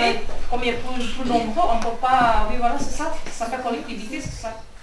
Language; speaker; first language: French; non-native, fluent; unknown